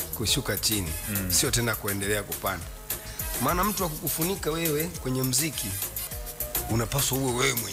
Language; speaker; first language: Swahili; native; Swahili